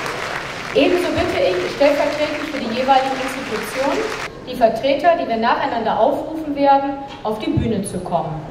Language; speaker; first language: German; native; German